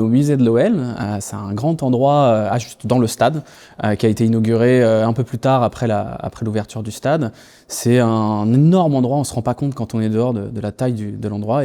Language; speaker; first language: French; native; French